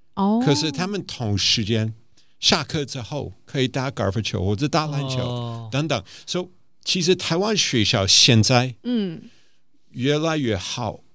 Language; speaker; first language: Chinese; non-native, fluent; German